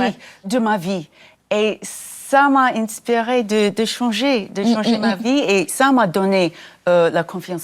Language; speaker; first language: French; non-native, fluent; English